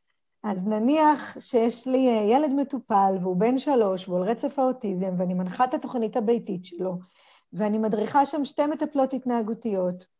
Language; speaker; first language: Hebrew; native; Hebrew